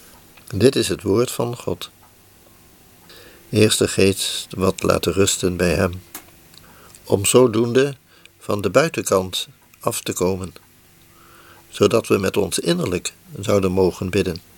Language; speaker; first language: Dutch; native; Dutch